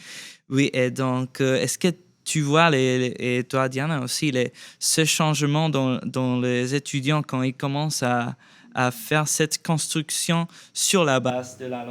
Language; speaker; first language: French; non-native, fluent; Spanish